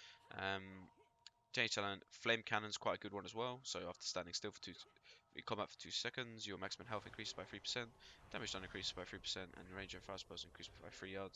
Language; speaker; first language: English; native; English